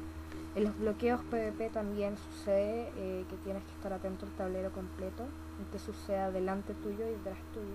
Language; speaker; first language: Spanish; native; Spanish